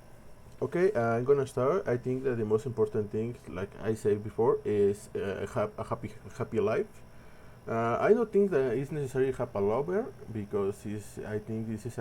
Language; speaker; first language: English; non-native, learner; Spanish